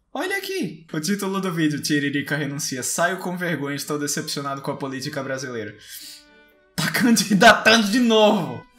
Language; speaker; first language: Portuguese; native; Portuguese